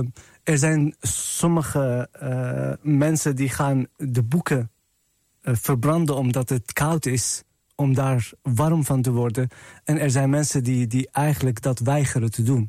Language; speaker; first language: Dutch; non-native, fluent; Arabic